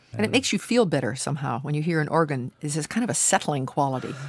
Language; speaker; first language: English; native; English